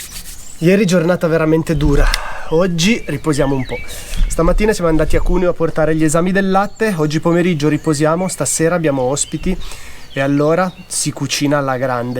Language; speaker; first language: Italian; native; Italian